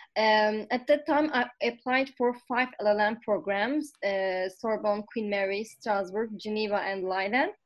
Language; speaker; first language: English; non-native, fluent; Turkish